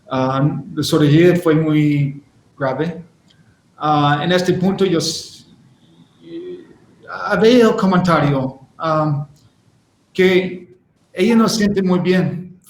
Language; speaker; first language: Spanish; non-native, learner; English